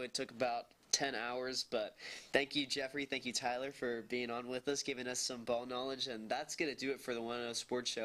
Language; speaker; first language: English; native; English